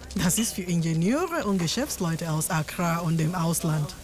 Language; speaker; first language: German; non-native, fluent; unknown